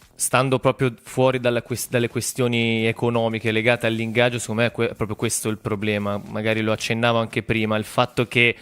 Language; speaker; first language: Italian; native; Italian